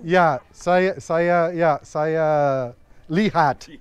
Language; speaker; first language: Indonesian; non-native, learner; English